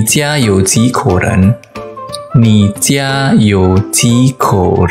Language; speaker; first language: Chinese; non-native, fluent; Indonesian